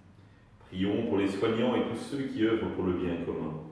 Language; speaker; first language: French; native; French